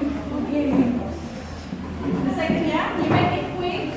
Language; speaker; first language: English; non-native, fluent; Indonesian